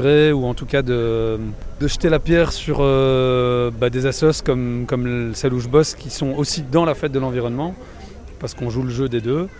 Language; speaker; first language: French; native; French